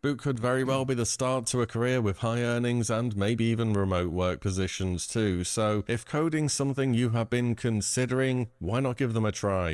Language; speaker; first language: English; native; English